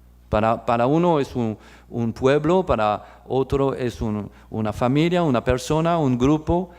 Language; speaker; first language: Spanish; non-native, fluent; French